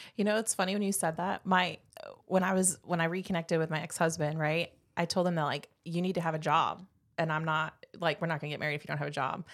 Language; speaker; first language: English; native; English